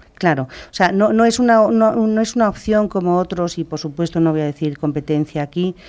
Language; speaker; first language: Spanish; native; Spanish